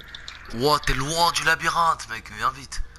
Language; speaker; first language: French; native; French